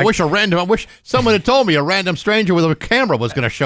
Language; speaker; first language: English; native; English